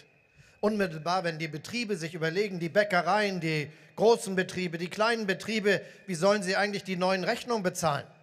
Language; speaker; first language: German; native; German